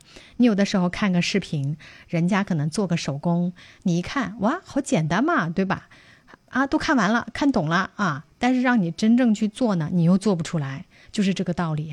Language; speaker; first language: Chinese; native; Chinese